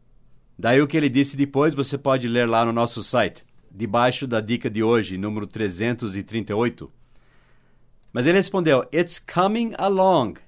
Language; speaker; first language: Portuguese; non-native, fluent; English